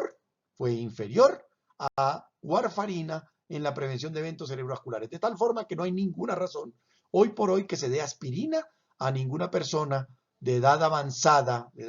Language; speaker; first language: Spanish; native; Spanish